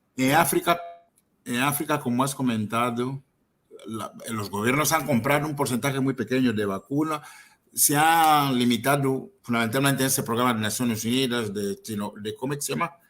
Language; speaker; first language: Spanish; non-native, fluent; Portuguese